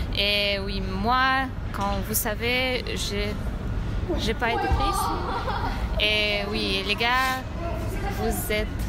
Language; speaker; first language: French; non-native, learner; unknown